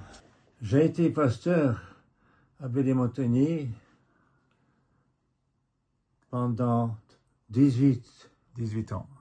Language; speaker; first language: French; non-native, fluent; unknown